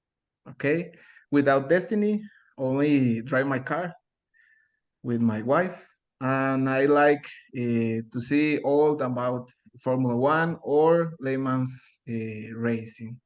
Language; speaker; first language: English; non-native, learner; Spanish